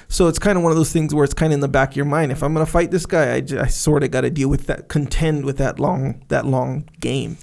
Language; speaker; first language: English; native; English